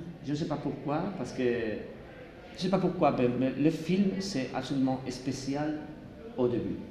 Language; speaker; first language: French; non-native, learner; Spanish